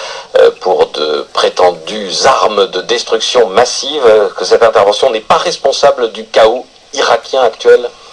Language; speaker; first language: French; native; French